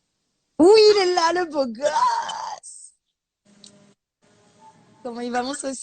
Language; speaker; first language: French; native; French